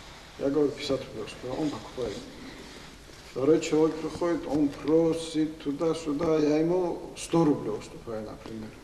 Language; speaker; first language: Russian; non-native, local second language; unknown